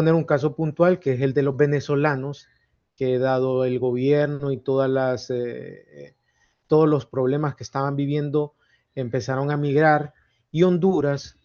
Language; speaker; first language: Spanish; native; Spanish